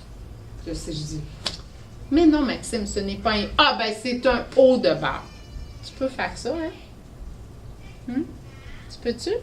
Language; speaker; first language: French; native; French